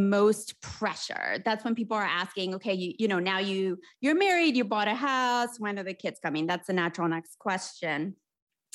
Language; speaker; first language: English; early bilingual, other home language; Spanish